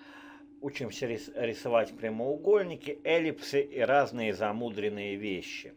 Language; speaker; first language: Russian; native; Russian